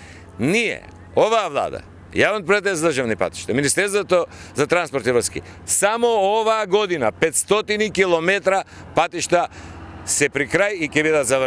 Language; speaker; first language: Macedonian; native; Macedonian